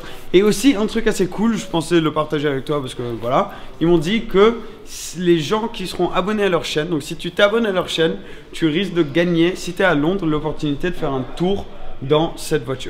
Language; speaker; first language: French; native; French